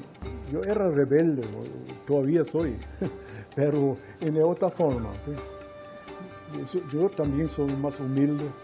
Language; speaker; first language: Spanish; non-native, fluent; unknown